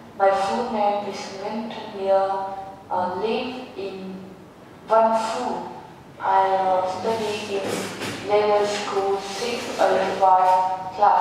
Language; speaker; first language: English; non-native, learner; Vietnamese